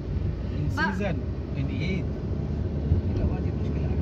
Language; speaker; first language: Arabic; non-native, learner; Filipino